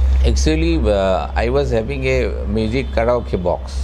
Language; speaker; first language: English; non-native, local second language; Assamese